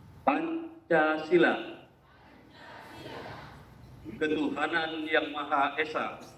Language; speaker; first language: Indonesian; native; Indonesian